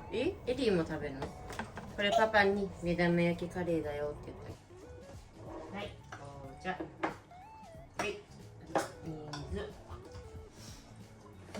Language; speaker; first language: Japanese; native; Japanese